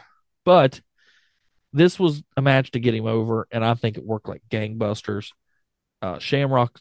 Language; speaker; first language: English; native; English